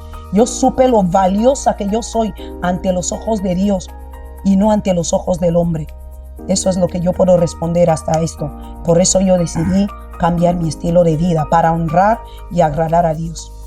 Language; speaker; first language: Spanish; non-native, local second language; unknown